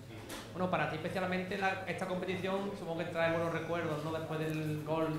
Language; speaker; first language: Spanish; native; Spanish